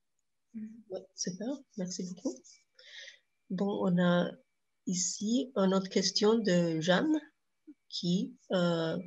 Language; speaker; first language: French; non-native, fluent; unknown